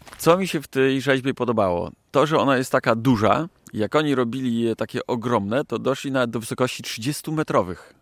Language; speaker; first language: Polish; native; Polish